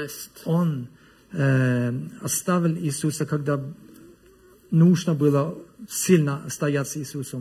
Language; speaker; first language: Russian; non-native, learner; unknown